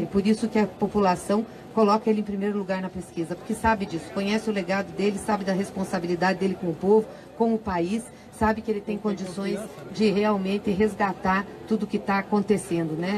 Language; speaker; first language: Portuguese; native; Portuguese